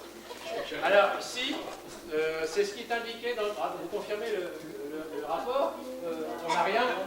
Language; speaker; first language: French; native; French